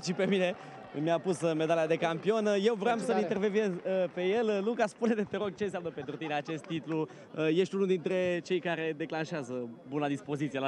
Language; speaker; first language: Romanian; native; Romanian